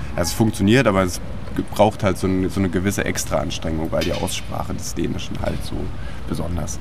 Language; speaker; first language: German; native; German